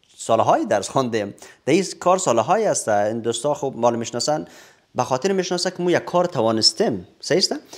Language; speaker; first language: Persian; native; Persian